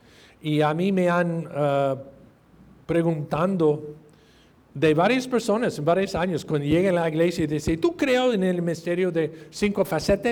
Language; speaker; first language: Spanish; non-native, fluent; English